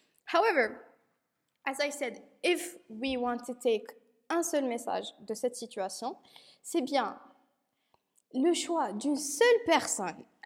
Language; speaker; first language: French; non-native, local second language; Arabic